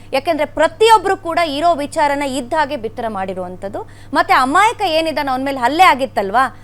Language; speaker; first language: Kannada; native; Kannada